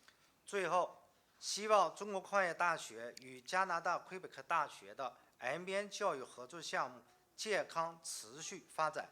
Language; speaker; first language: Chinese; native; Chinese